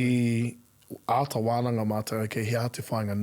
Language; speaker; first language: Māori; non-native, local second language; English